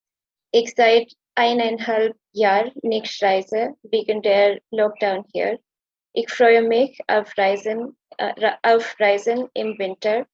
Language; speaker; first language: German; non-native, learner; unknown